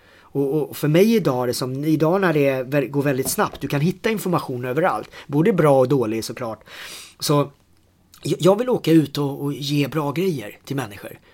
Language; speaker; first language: Swedish; native; Swedish